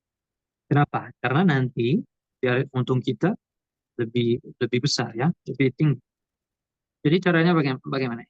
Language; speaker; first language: Indonesian; non-native, learner; Portuguese